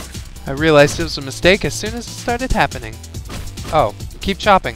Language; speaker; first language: English; native; English